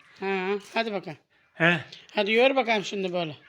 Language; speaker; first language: Turkish; native; Turkish